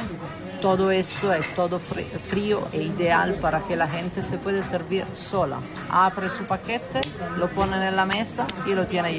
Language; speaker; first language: Spanish; non-native, fluent; Italian